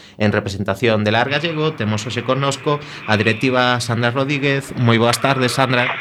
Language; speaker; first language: Galician; native; Galician